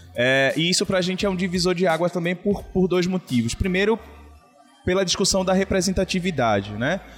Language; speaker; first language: Portuguese; native; Portuguese